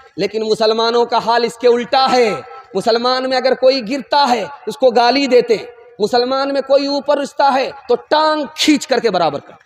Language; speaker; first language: Urdu; non-native, local second language; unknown